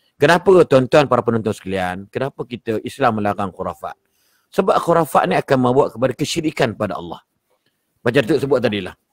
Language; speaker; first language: Malay; native; Malay